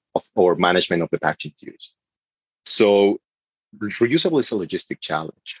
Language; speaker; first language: English; non-native, fluent; Spanish